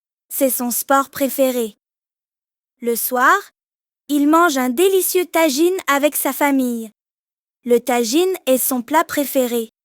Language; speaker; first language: French; non-native, learner; Arabic